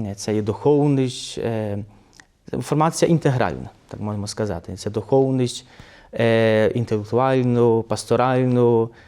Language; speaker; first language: Ukrainian; early bilingual, heritage; Portuguese